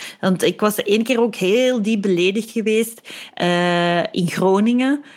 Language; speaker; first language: Dutch; native; Dutch